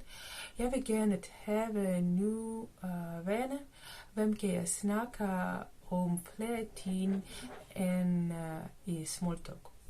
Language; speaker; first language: Danish; non-native, learner; Ukrainian